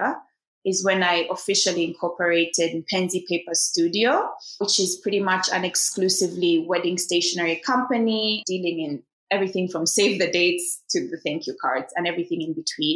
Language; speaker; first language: English; non-native, local second language; Ganda